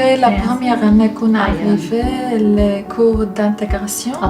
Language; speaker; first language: French; non-native, learner; Arabic